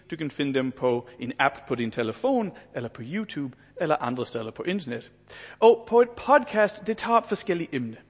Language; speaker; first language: Danish; non-native, fluent; English